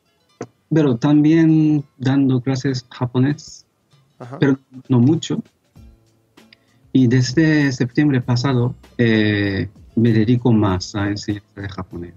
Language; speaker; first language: Spanish; non-native, fluent; Japanese